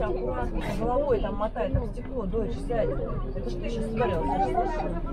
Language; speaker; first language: Russian; native; Russian